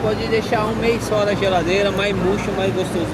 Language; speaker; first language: Portuguese; native; Portuguese